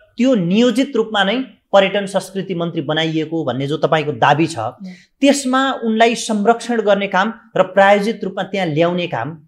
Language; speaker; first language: Nepali; native; Nepali